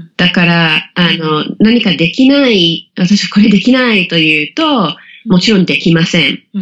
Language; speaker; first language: Japanese; non-native, fluent; English